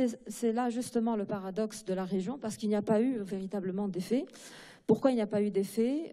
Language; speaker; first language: French; non-native, local second language; Arabic